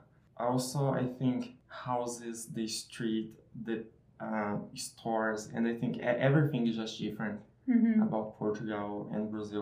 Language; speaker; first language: English; non-native, fluent; Portuguese